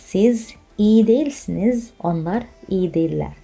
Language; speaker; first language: Turkish; non-native, fluent; Indonesian